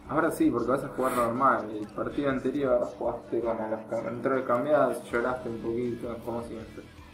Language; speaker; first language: Spanish; native; Spanish